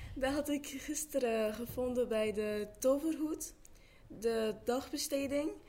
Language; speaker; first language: Dutch; early bilingual, other home language; Arabic